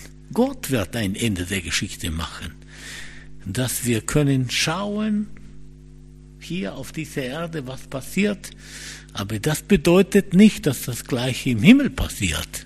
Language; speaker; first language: German; non-native, fluent; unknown